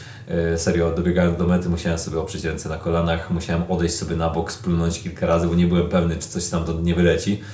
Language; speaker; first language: Polish; native; Polish